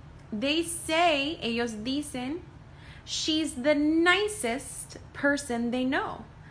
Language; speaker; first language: English; native; English